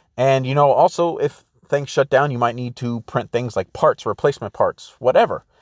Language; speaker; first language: English; native; English